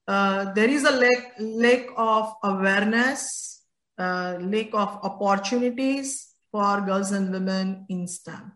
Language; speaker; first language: English; non-native, local second language; Gujarati